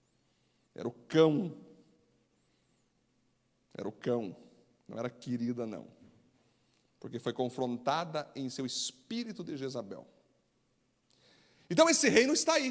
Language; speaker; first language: Portuguese; native; Portuguese